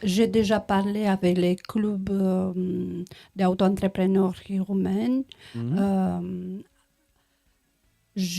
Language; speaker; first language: French; non-native, learner; Romanian